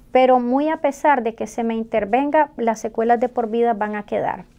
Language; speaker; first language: Spanish; native; Spanish